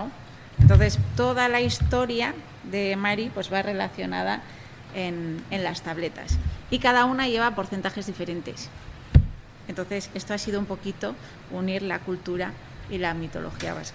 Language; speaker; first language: Spanish; native; Spanish